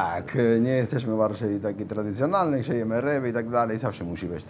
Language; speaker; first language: Polish; non-native, fluent; Spanish